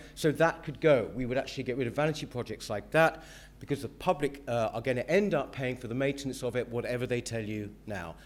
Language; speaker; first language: English; native; English